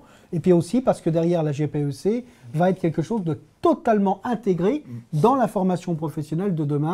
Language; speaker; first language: French; native; French